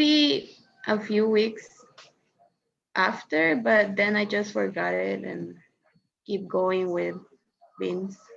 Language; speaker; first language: English; non-native, fluent; Spanish